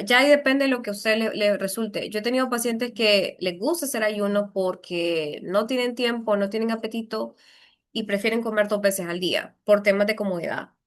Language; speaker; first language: Spanish; native; Spanish